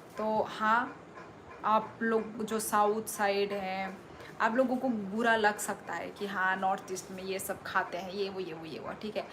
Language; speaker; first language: Hindi; non-native, local second language; Kok Borok